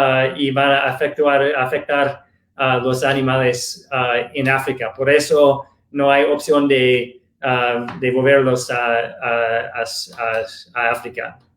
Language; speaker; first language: Spanish; non-native, fluent; English